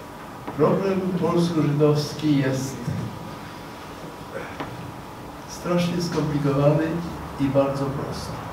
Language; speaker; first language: Polish; non-native, fluent; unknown